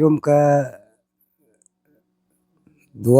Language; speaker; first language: Hindi; non-native, learner; Bangla